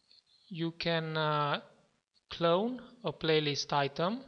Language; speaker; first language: English; non-native, fluent; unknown